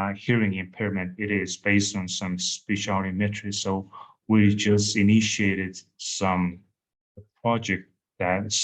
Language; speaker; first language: English; non-native, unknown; Mongolian